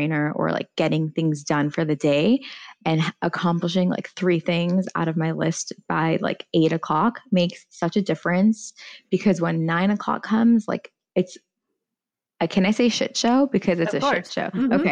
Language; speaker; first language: English; early bilingual, other home language; Persian